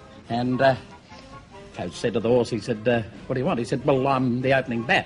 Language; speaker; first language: English; native; English